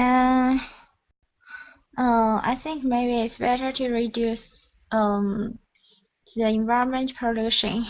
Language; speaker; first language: English; non-native, learner; Chinese